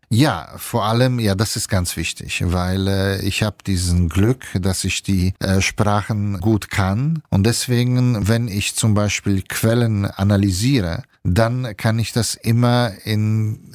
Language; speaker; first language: German; non-native, fluent; Italian